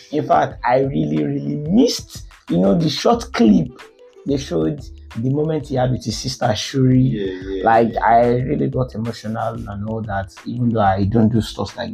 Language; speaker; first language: English; non-native, local second language; Yoruba